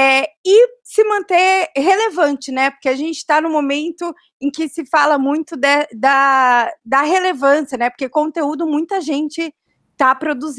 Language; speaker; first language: Portuguese; native; Portuguese